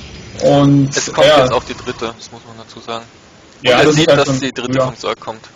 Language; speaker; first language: German; native; German